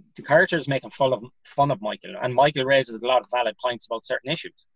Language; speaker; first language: English; native; English